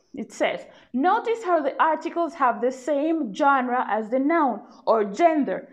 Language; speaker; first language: English; native; English